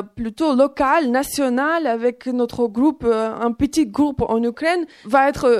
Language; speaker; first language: French; non-native, fluent; Ukrainian